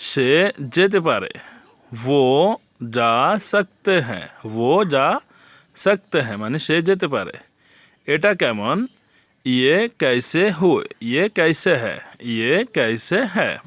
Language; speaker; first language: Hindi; non-native, fluent; Bangla